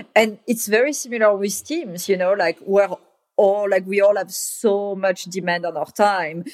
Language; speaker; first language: English; non-native, fluent; French